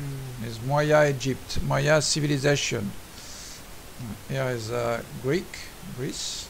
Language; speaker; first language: English; non-native, learner; French